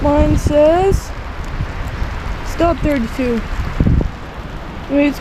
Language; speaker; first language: English; native; English